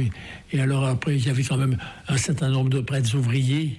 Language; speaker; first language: French; native; French